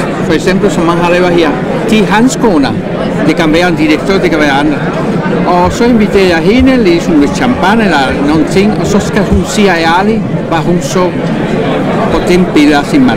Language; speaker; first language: Danish; non-native, fluent; Spanish